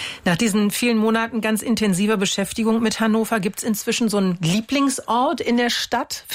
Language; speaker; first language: German; native; German